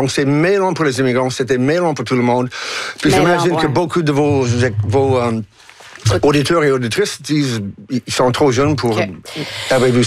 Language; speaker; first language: French; non-native, local second language; English